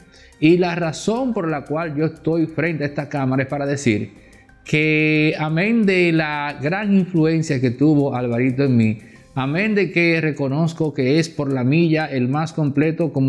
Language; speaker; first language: Spanish; native; Spanish